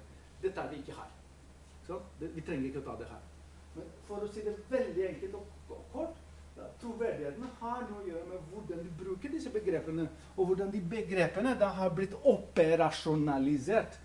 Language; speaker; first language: Norwegian; non-native, fluent; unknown